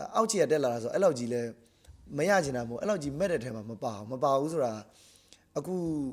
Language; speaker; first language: Burmese; native; Burmese